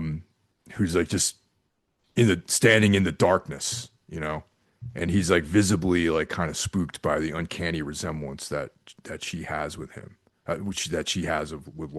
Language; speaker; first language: English; native; English